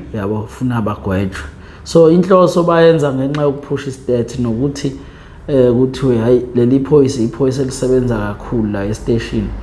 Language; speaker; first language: Zulu; native; Zulu